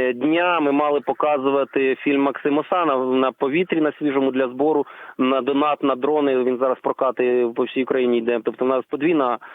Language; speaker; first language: Ukrainian; native; Ukrainian